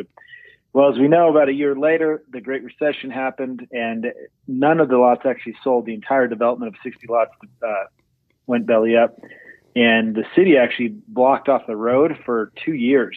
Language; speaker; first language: English; native; English